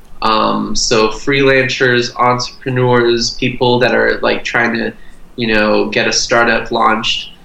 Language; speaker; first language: English; early bilingual, other home language; Portuguese